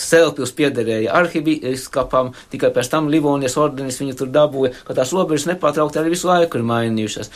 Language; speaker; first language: Latvian; native; Latvian